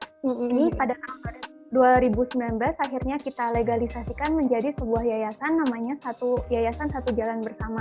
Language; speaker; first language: Indonesian; native; Indonesian